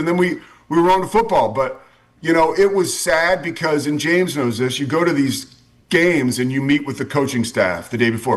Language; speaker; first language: English; native; English